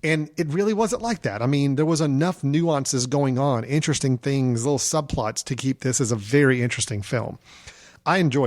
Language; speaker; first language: English; native; English